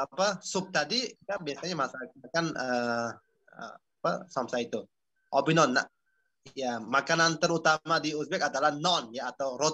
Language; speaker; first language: Indonesian; non-native, fluent; Uzbek